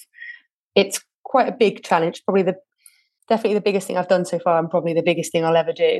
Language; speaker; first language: English; native; English